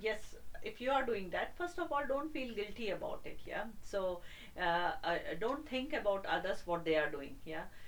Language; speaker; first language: English; non-native, local second language; Hindi